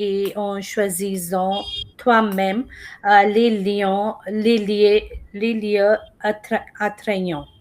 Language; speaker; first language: French; non-native, fluent; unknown